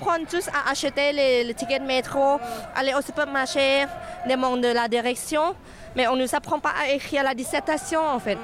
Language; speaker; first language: French; non-native, fluent; Thai